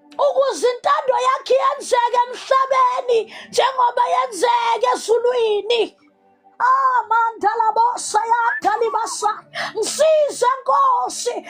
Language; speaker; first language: Zulu; non-native, local second language; Southern Sotho